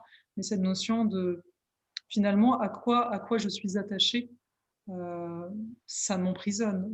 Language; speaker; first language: French; native; French